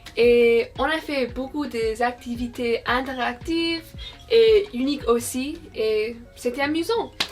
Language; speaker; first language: French; non-native, fluent; English